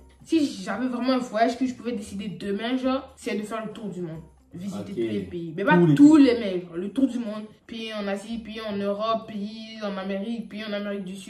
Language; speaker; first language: French; native; French